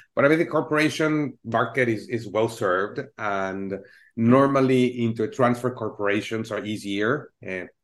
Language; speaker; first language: English; non-native, fluent; Spanish